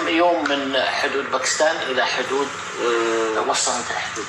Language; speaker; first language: Arabic; native; Arabic